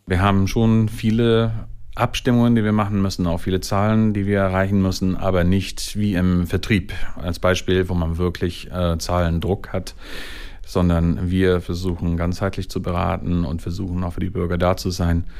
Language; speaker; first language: German; non-native, fluent; Swedish